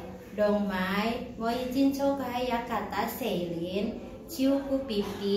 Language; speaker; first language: Cantonese; non-native, learner; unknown